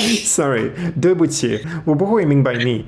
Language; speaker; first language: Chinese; non-native, learner; French